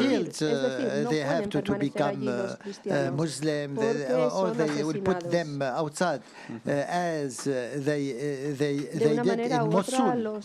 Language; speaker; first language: English; non-native, fluent; Arabic